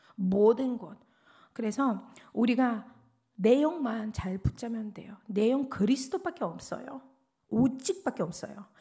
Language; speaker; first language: Korean; non-native, fluent; Russian